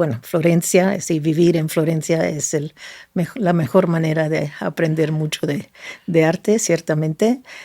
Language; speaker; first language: Spanish; non-native, fluent; Italian